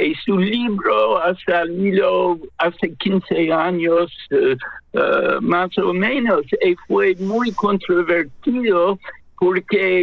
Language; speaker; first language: Spanish; non-native, fluent; English